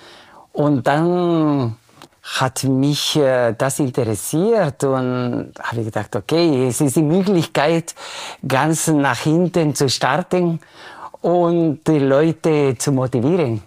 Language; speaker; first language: German; non-native, fluent; Spanish